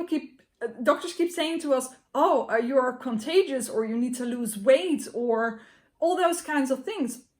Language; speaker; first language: English; non-native, fluent; Dutch